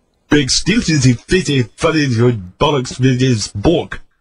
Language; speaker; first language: English; native; English